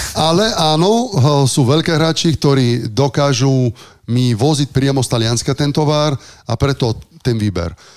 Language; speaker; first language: Slovak; non-native, fluent; Italian